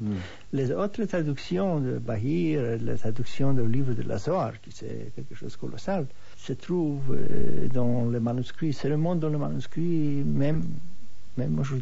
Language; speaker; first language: French; non-native, fluent; Hebrew